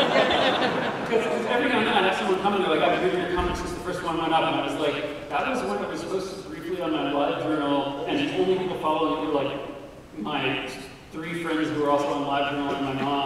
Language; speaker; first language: English; native; English